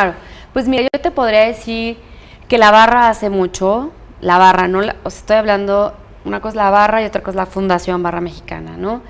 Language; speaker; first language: Spanish; native; Spanish